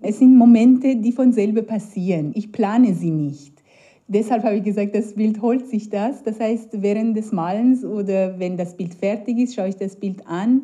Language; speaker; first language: German; non-native, fluent; Persian